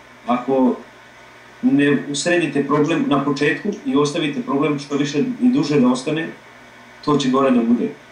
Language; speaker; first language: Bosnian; early bilingual, heritage; English